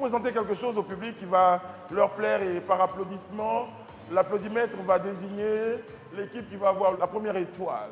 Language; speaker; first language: French; native; French